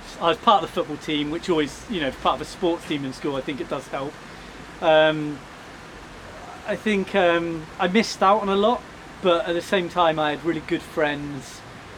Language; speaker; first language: English; native; English